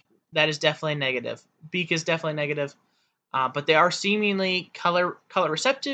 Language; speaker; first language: English; native; English